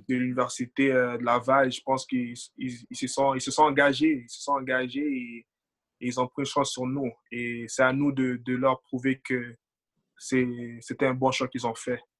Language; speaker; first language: French; early bilingual, other home language; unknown